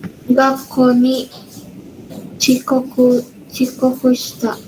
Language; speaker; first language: Japanese; non-native, learner; Indonesian